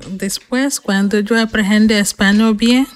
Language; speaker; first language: Spanish; non-native, learner; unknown